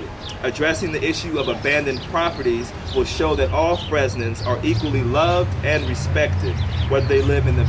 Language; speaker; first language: English; native; English